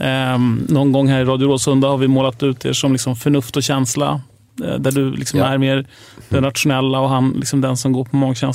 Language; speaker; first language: Swedish; native; Swedish